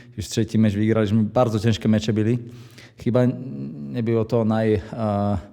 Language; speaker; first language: Polish; non-native, fluent; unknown